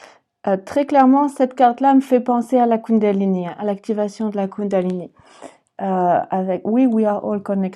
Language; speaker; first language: French; native; French